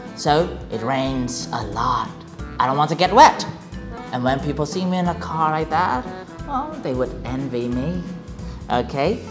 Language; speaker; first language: English; non-native, fluent; Vietnamese